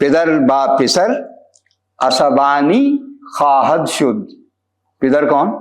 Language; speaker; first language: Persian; non-native, fluent; Urdu